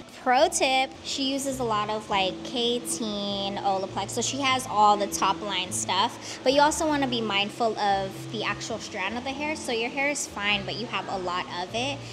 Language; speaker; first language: English; native; English